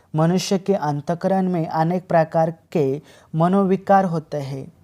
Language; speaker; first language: Hindi; non-native, local second language; Marathi